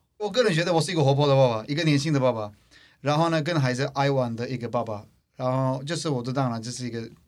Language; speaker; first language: Chinese; non-native, fluent; Turkish